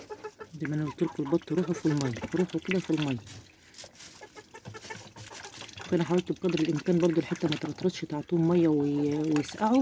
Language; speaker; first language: Arabic; native; Arabic